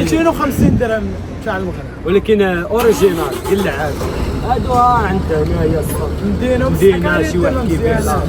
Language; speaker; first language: Arabic; native; Arabic